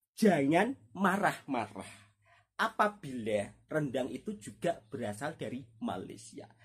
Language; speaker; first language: Indonesian; native; Indonesian